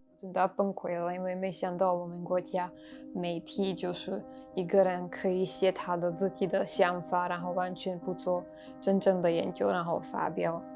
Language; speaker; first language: Chinese; non-native, fluent; Slovak